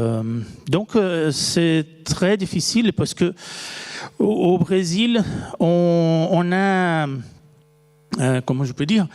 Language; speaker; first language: French; non-native, fluent; Portuguese